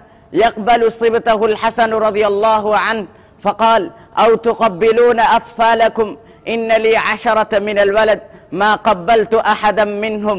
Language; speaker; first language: Arabic; non-native, learner; Urdu